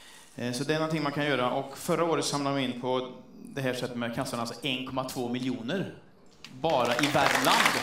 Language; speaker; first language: Swedish; native; Swedish